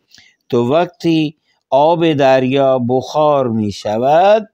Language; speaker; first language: Persian; non-native, fluent; Urdu